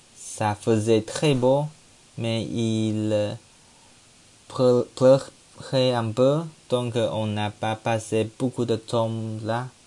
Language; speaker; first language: French; non-native, learner; Chinese